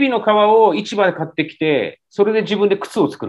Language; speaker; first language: Japanese; native; Japanese